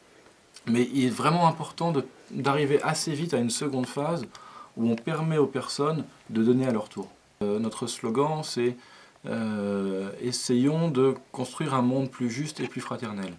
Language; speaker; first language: French; native; French